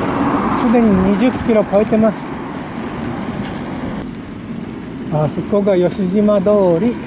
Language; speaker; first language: Japanese; native; Japanese